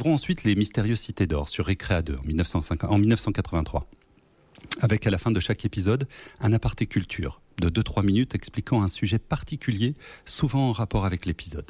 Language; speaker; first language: French; native; French